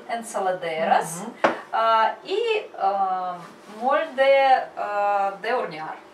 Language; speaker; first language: Spanish; non-native, learner; Russian